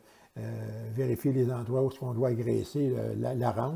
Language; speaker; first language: French; native; French